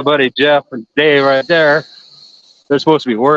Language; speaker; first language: English; native; English